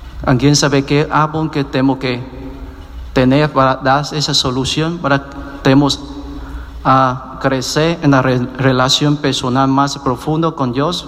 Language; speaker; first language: Spanish; non-native, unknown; Vietnamese